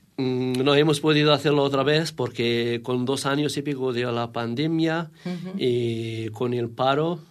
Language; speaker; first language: Spanish; non-native, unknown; Arabic